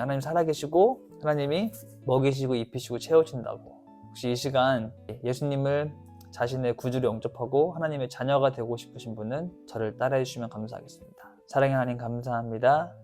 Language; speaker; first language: Korean; native; Korean